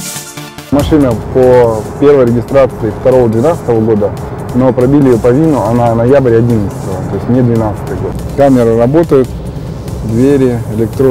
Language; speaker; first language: Russian; native; Russian